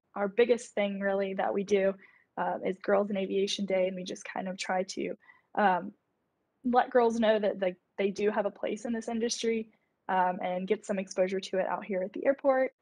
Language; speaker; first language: English; native; English